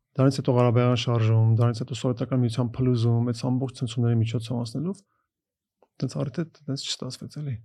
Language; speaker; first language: Armenian; native; Armenian